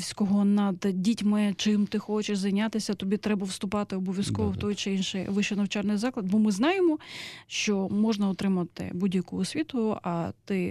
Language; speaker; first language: Ukrainian; native; Ukrainian